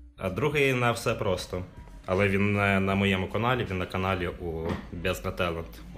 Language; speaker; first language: Ukrainian; non-native, local second language; Russian